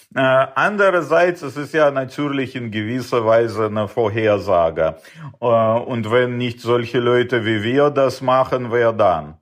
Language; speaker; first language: German; non-native, fluent; Russian